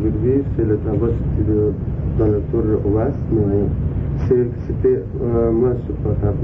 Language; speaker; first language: French; non-native, learner; Arabic